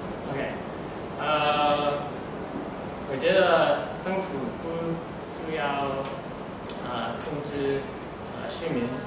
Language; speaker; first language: Chinese; non-native, learner; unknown